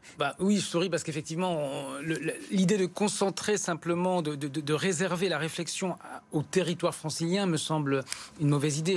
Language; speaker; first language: French; native; French